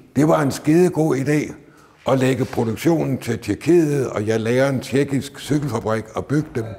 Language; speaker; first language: Danish; native; Danish